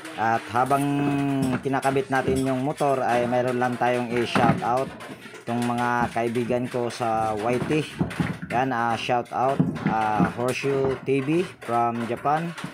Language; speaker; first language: Filipino; native; Filipino